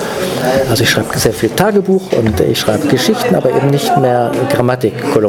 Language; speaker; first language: German; native; German